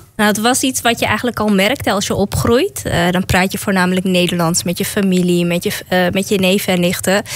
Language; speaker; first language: Dutch; native; Dutch